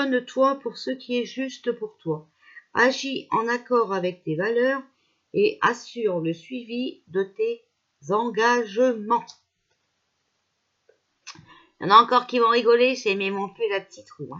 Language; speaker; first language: French; native; French